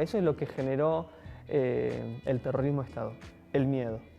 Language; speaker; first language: Spanish; native; Spanish